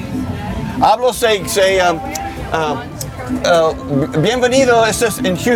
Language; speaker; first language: Spanish; non-native, learner; English